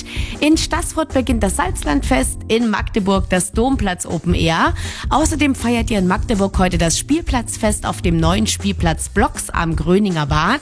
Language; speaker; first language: German; native; German